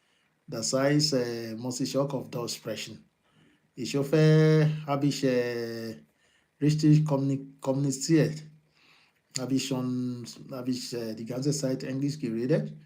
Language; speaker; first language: German; non-native, learner; Yoruba